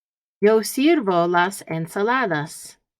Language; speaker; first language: Spanish; early bilingual, heritage; Spanish